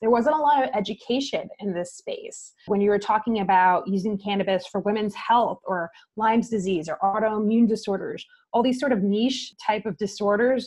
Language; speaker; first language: English; native; English